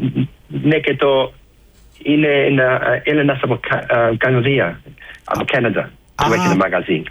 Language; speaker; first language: Greek; early bilingual, heritage; English